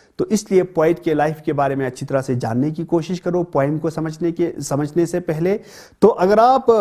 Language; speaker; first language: Hindi; non-native, local second language; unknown